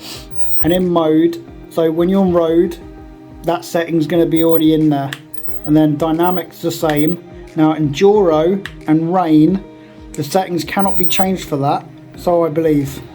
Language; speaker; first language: English; native; English